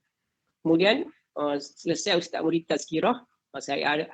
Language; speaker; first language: Malay; native; Malay